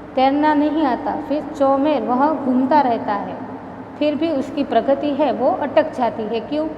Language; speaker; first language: Hindi; non-native, local second language; Gujarati